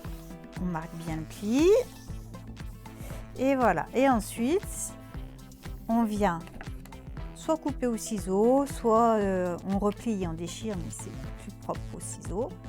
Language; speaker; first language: French; native; French